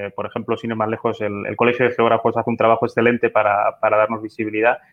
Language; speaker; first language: Spanish; native; Spanish